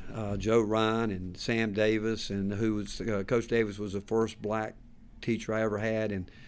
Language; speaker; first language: English; native; English